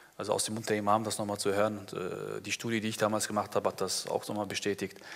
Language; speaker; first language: German; early bilingual, other home language; Turkish